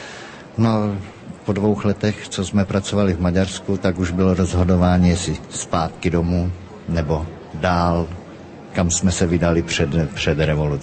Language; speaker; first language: Czech; early bilingual, heritage; Czech